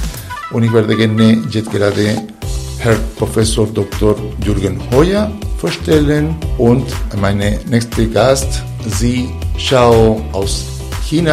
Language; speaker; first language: German; non-native, fluent; Spanish